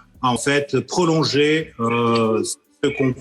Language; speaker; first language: French; non-native, fluent; Russian